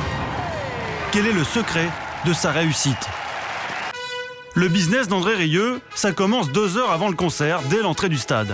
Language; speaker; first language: French; native; French